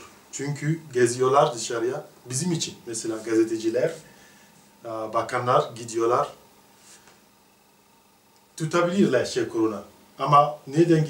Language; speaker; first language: Turkish; non-native, learner; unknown